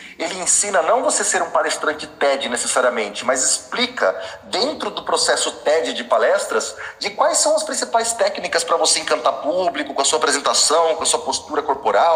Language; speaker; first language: Portuguese; native; Portuguese